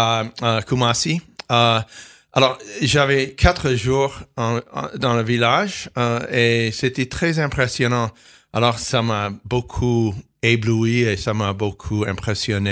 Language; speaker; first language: French; non-native, fluent; English